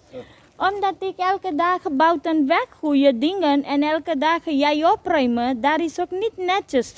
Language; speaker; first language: Dutch; non-native, learner; Hindi